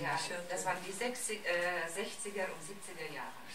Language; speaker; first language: German; non-native, fluent; Russian